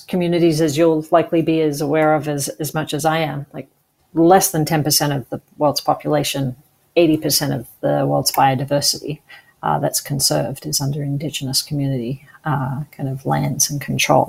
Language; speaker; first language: English; native; English